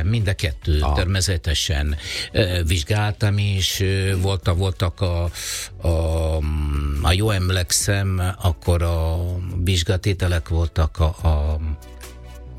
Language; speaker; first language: Hungarian; non-native, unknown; Italian